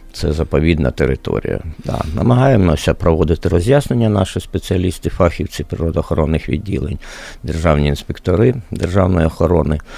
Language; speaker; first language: Ukrainian; native; Ukrainian